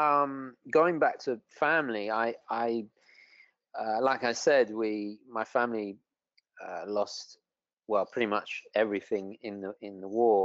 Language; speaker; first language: English; non-native, local second language; Italian